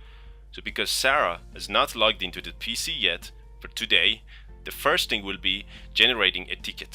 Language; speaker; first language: English; non-native, fluent; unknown